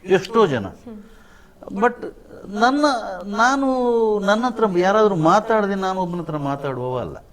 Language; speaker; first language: Kannada; non-native, local second language; Tulu